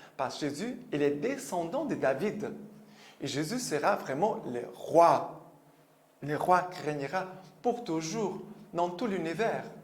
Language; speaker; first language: French; non-native, fluent; Portuguese